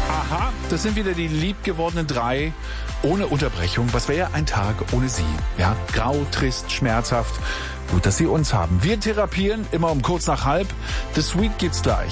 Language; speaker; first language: German; native; German